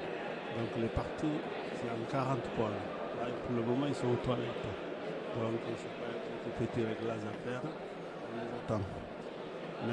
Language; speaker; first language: French; native; French